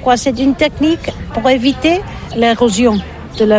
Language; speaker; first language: French; non-native, learner; Catalan